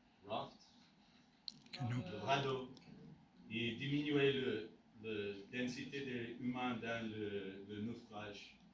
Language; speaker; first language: French; non-native, learner; English